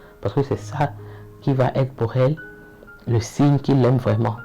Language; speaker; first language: French; native; French